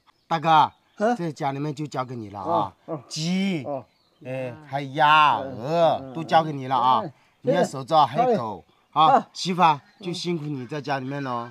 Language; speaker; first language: Chinese; native; Chinese